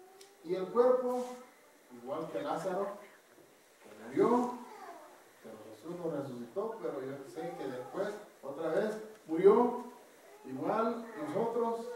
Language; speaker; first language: Spanish; non-native, fluent; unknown